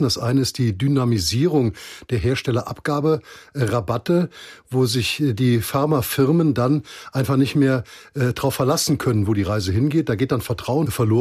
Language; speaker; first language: German; native; German